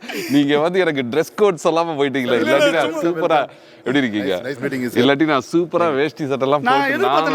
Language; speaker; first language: Tamil; native; Tamil